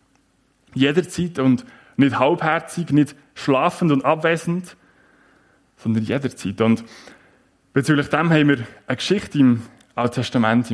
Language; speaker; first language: German; native; German